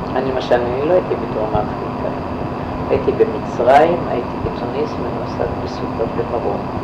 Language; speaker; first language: Hebrew; non-native, fluent; Yiddish